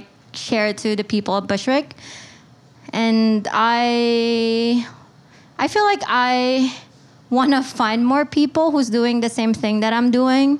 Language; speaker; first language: English; non-native, local second language; Filipino